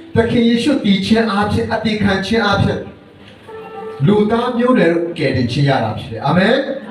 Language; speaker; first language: Burmese; non-native, local second language; Hakha Chin